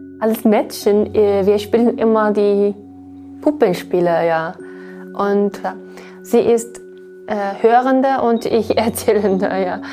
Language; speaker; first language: German; non-native, learner; Uyghur